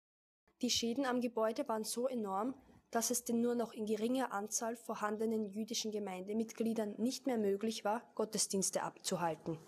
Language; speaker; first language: German; native; German